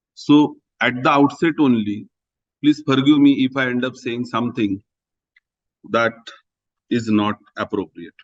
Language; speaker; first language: English; non-native, local second language; Marathi